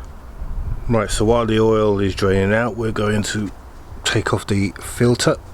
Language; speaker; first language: English; native; English